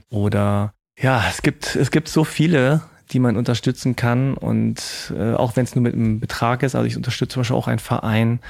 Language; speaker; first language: German; native; German